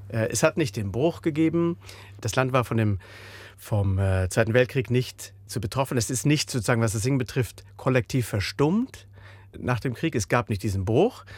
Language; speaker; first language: German; native; German